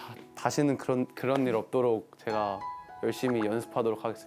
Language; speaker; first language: Korean; native; Korean